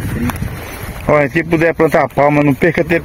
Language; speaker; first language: Portuguese; native; Portuguese